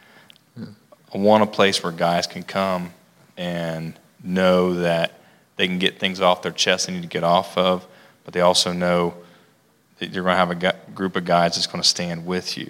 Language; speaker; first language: English; native; English